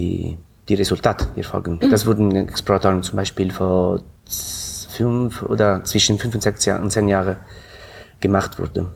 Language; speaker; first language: German; non-native, fluent; Italian